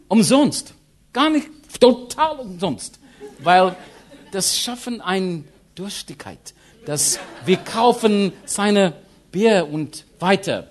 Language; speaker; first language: German; non-native, learner; English